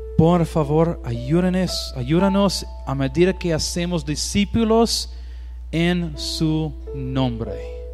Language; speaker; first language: Spanish; non-native, learner; English